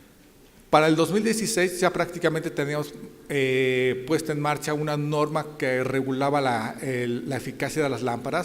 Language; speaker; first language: Spanish; native; Spanish